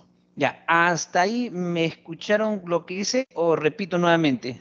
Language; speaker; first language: Spanish; native; Spanish